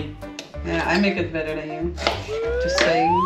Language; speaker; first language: English; non-native, learner; Dutch